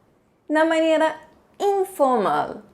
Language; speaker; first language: Portuguese; non-native, fluent; French